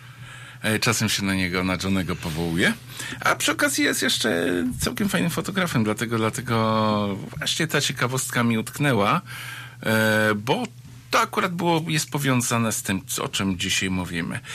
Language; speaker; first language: Polish; native; Polish